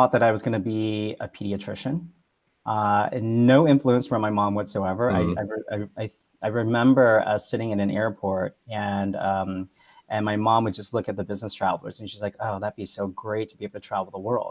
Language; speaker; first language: English; early bilingual, other home language; Vietnamese